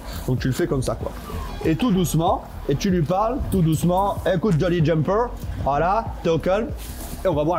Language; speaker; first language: French; native; French